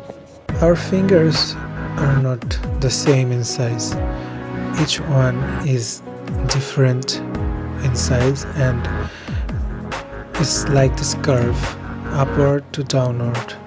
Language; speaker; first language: English; non-native, fluent; Bangla